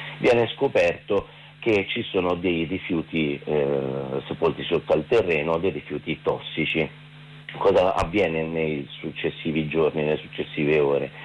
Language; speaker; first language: Italian; native; Italian